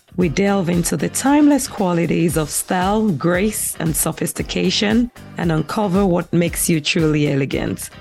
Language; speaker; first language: English; non-native, local second language; Yoruba